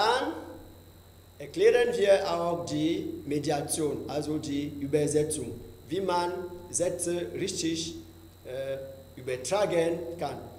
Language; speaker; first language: German; non-native, fluent; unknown